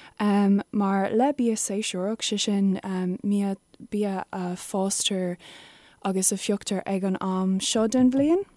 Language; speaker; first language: Irish; non-native, local second language; English